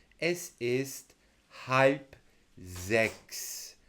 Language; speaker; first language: German; non-native, fluent; Turkish